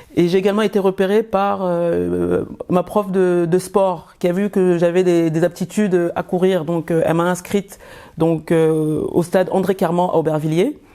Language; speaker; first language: French; early bilingual, other home language; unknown